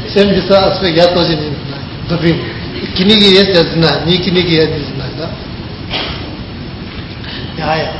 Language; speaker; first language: Russian; non-native, learner; Tibetan